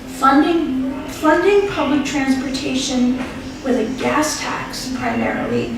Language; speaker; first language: English; native; English